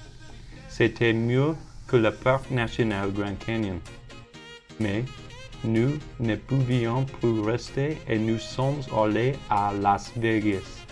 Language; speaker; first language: French; non-native, learner; English